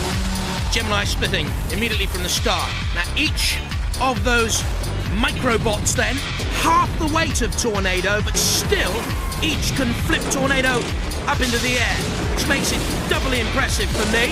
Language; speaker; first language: English; native; English